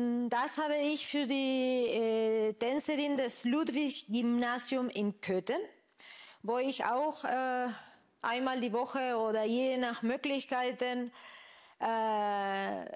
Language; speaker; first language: German; non-native, fluent; Spanish